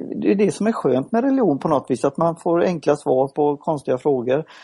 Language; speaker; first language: Swedish; native; Swedish